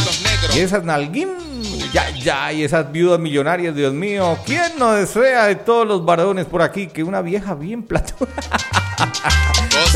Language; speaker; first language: Spanish; native; Spanish